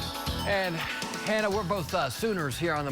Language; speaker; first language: English; native; English